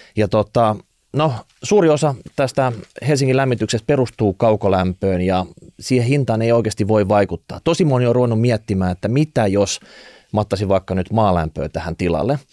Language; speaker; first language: Finnish; native; Finnish